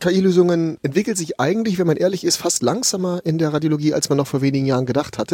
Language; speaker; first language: German; native; German